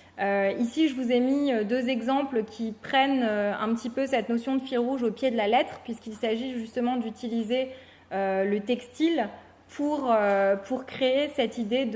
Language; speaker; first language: French; native; French